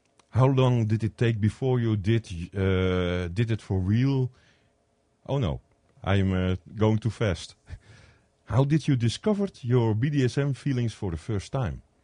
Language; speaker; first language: English; non-native, learner; Dutch